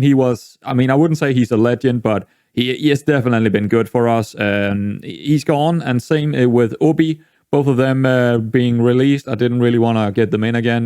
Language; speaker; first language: English; non-native, fluent; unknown